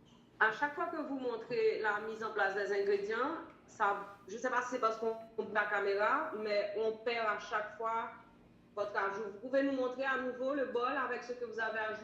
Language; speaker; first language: French; native; French